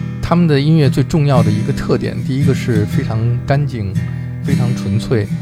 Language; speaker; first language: Chinese; native; Chinese